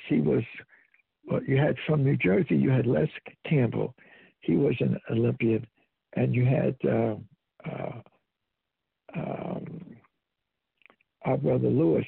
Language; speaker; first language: English; native; English